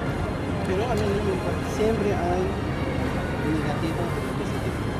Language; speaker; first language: Spanish; non-native, learner; Arabic